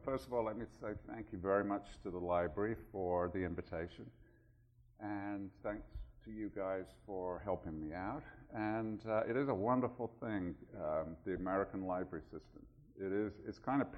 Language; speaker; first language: English; native; English